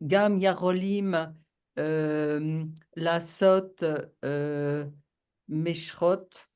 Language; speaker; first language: Hebrew; non-native, learner; French